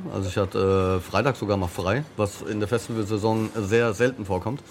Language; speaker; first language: German; native; German